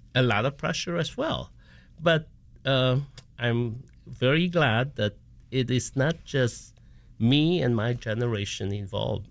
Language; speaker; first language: English; non-native, local second language; Filipino